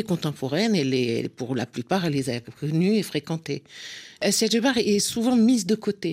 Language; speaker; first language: French; non-native, local second language; Arabic